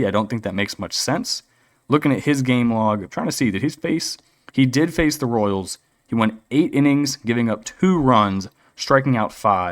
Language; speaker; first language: English; native; English